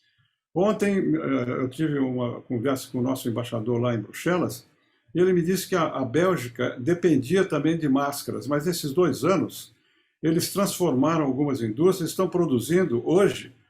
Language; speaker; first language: Portuguese; native; Portuguese